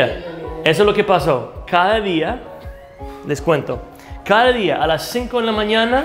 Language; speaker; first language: Spanish; non-native, fluent; English